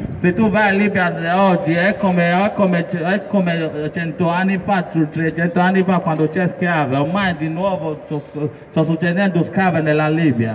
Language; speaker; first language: Italian; non-native, learner; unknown